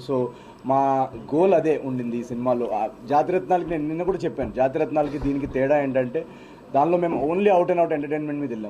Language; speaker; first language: Telugu; native; Telugu